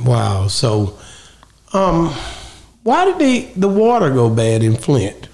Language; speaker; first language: English; native; English